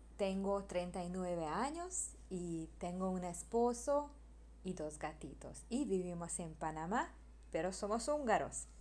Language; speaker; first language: Spanish; non-native, learner; Hungarian